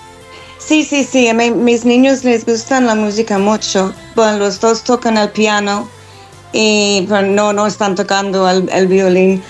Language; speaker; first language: Spanish; non-native, learner; English